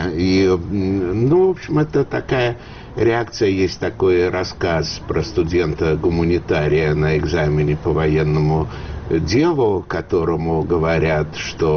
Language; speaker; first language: Russian; native; Russian